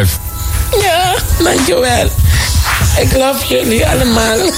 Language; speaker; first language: Dutch; non-native, local second language; Papiamento